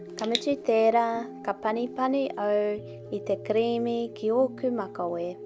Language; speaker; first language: Māori; non-native, local second language; English